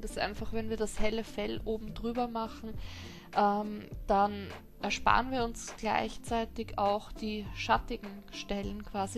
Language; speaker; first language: German; native; German